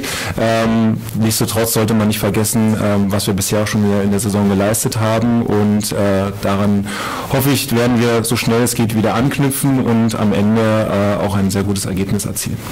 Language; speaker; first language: German; native; German